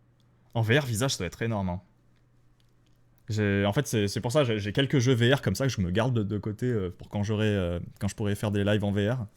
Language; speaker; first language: French; native; French